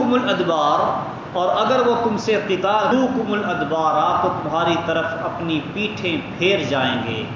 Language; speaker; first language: Urdu; non-native, local second language; Punjabi